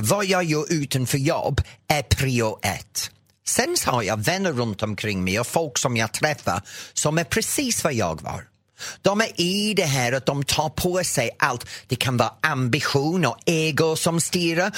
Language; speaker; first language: Swedish; non-native, fluent; English